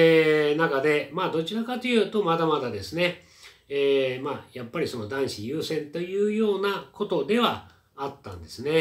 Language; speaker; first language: Japanese; native; Japanese